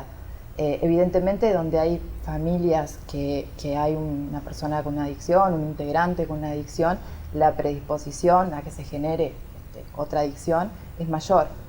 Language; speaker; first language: Spanish; native; Spanish